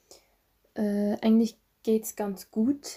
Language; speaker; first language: German; non-native, fluent; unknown